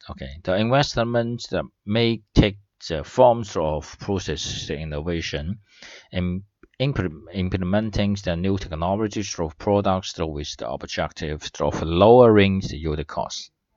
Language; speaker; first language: English; non-native, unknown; Chinese